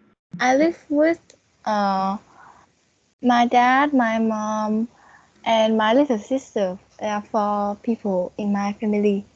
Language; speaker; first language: English; non-native, learner; Vietnamese